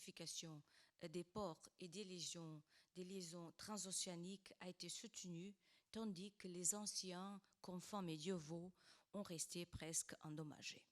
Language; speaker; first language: French; non-native, fluent; Portuguese